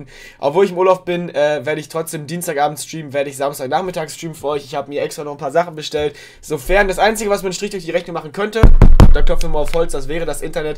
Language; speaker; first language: German; native; German